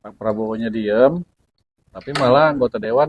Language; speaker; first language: Indonesian; native; Indonesian